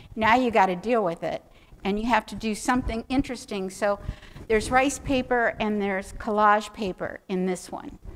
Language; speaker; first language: English; native; English